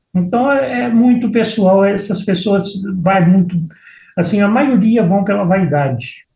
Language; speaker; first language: Portuguese; native; Portuguese